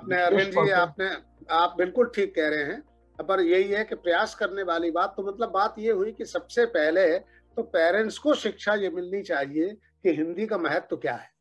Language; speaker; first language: Hindi; native; Hindi